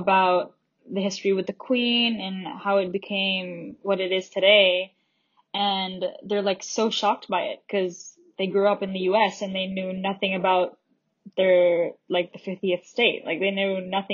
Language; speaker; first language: English; native; English